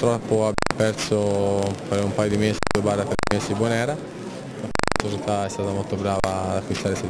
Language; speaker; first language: Italian; native; Italian